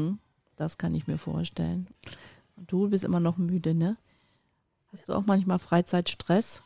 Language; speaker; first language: German; native; German